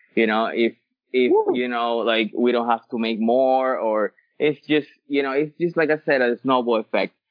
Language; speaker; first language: English; early bilingual, other home language; Spanish